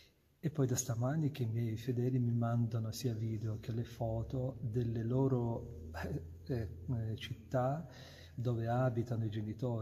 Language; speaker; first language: Italian; non-native, fluent; Ukrainian